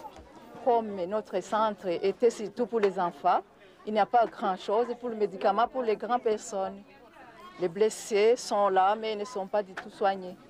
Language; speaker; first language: French; non-native, local second language; Kinyarwanda